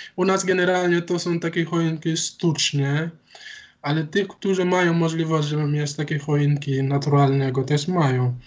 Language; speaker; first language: Polish; non-native, learner; Wolof